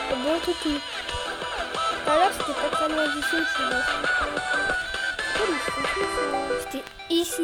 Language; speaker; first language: French; native; French